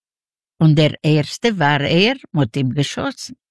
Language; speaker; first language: German; non-native, learner; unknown